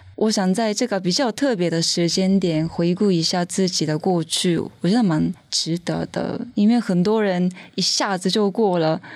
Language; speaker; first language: Chinese; non-native, fluent; Japanese